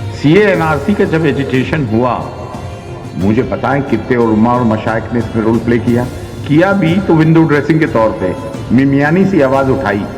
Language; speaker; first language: Urdu; native; Urdu